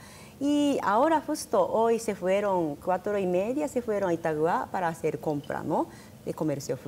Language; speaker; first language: Spanish; non-native, learner; Japanese